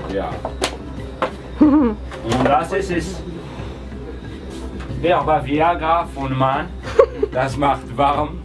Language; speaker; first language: German; non-native, local second language; Arabic